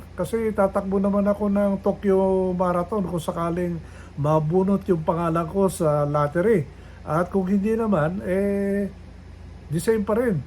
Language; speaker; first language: Filipino; non-native, local second language; Iloko